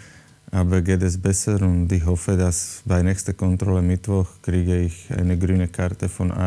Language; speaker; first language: German; non-native, learner; Slovak